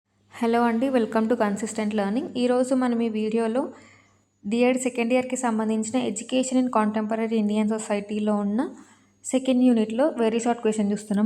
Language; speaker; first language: Telugu; native; Telugu